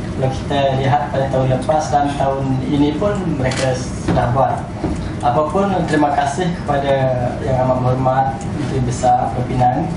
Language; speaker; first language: Malay; non-native, local second language; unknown